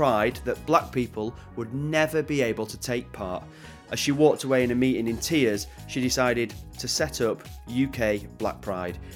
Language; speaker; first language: English; native; English